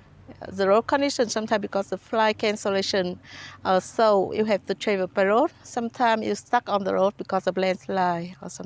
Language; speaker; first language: English; non-native, learner; Vietnamese